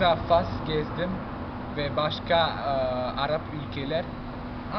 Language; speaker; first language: Turkish; non-native, learner; Chinese